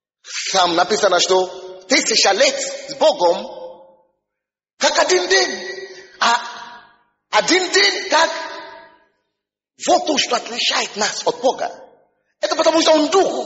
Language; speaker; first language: Russian; non-native, fluent; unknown